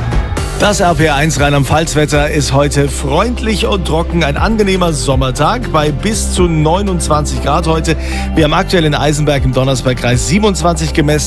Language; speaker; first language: German; native; German